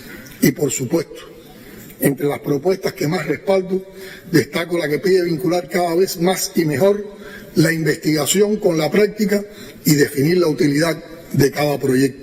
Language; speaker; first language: Spanish; native; Spanish